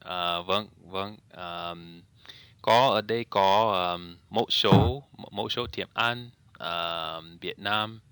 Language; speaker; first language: Vietnamese; non-native, learner; English